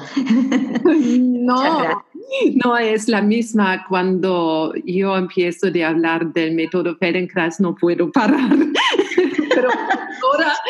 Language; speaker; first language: Spanish; non-native, learner; German